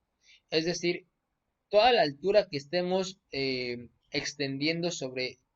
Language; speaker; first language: Spanish; native; Spanish